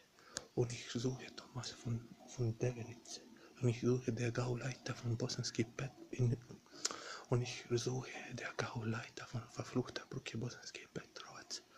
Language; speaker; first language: German; non-native, learner; Bosnian